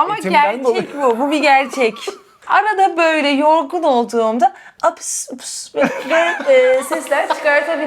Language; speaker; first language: Turkish; native; Turkish